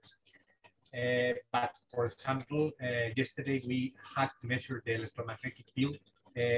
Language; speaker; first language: English; non-native, fluent; Spanish